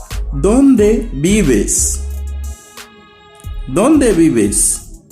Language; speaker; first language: Spanish; non-native, fluent; Haitian Creole